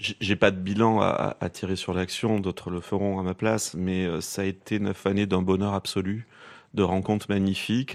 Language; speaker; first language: French; native; French